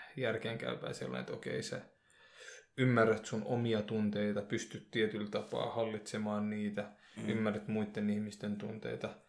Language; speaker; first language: Finnish; early bilingual, other home language; Oromo